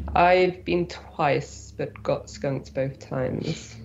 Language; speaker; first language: English; native; English